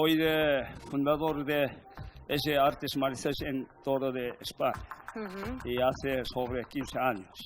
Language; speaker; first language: Spanish; non-native, learner; Korean